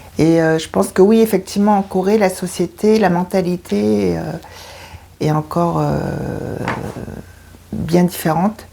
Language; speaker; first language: French; early bilingual, other home language; Korean